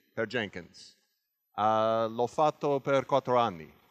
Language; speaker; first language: Italian; non-native, learner; English